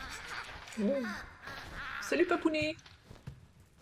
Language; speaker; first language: French; native; French